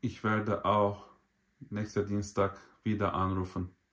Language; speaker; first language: German; non-native, learner; Turkish